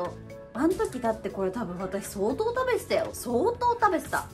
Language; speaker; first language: Japanese; native; Japanese